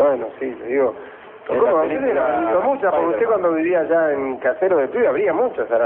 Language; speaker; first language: Spanish; native; Spanish